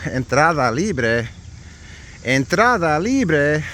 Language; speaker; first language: Spanish; non-native, learner; English